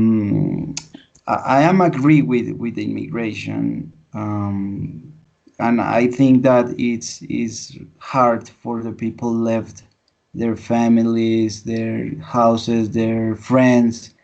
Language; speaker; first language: English; non-native, learner; Spanish